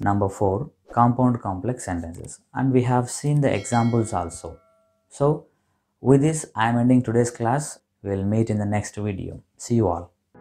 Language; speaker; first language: English; non-native, local second language; Telugu